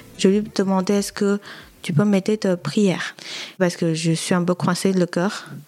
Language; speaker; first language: French; non-native, learner; Chinese